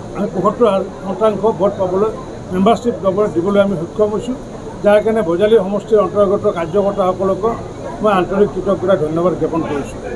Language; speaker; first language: Assamese; native; Assamese